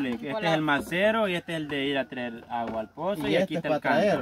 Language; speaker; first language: Spanish; native; Spanish